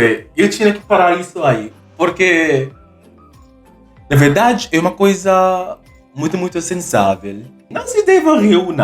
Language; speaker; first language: Portuguese; non-native, learner; English